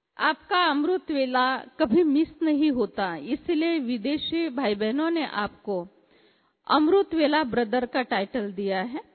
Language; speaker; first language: Hindi; native; Hindi